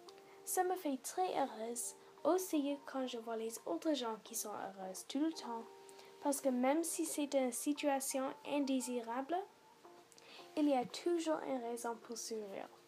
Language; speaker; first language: French; non-native, local second language; English